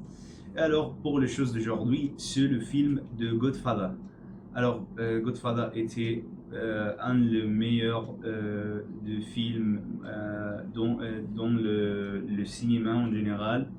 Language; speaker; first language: French; non-native, learner; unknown